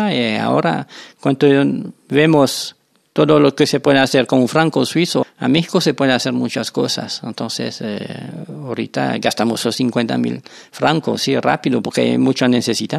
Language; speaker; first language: Spanish; non-native, fluent; French